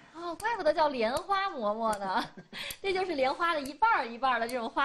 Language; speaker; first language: Chinese; native; Chinese